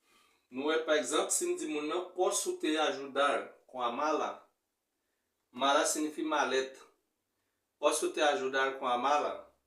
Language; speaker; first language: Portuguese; non-native, fluent; Haitian Creole